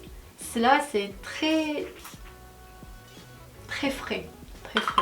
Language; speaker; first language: French; non-native, fluent; Korean